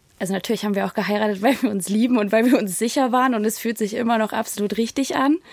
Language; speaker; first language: German; native; German